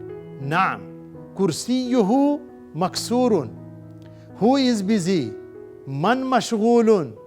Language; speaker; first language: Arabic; non-native, fluent; Hindi